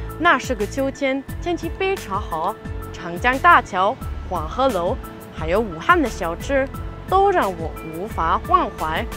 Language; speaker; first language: Chinese; non-native, learner; German